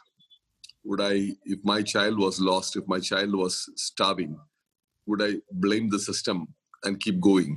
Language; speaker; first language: English; non-native, local second language; Malayalam